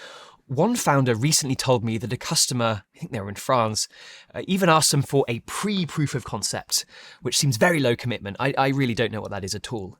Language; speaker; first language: English; native; English